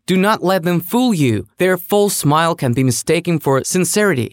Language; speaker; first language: English; non-native, fluent; Russian